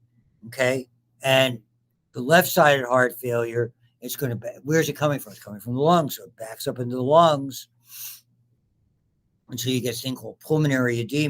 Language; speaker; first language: English; native; English